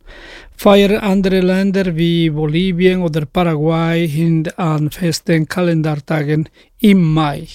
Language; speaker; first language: German; non-native, fluent; Spanish